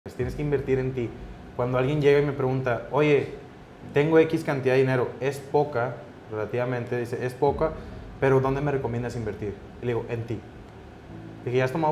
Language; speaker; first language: Spanish; native; Spanish